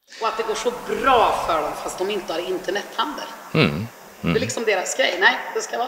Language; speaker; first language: Swedish; native; Swedish